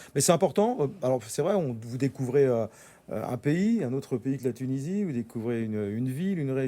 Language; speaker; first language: French; native; French